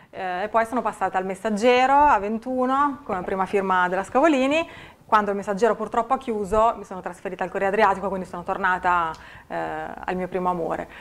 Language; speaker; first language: Italian; native; Italian